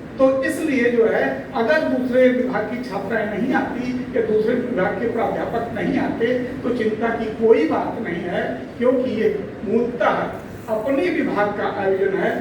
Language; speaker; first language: Hindi; native; Hindi